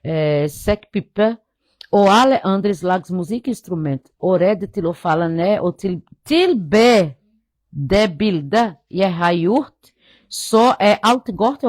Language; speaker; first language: Norwegian; non-native, fluent; Portuguese